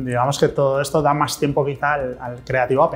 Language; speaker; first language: Spanish; native; Spanish